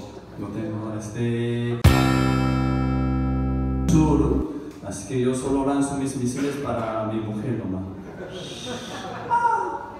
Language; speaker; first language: Spanish; non-native, learner; Korean